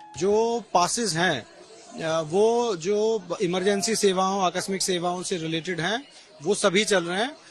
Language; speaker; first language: Hindi; native; Hindi